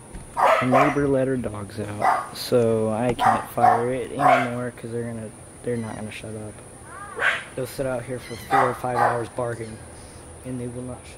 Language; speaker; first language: English; native; English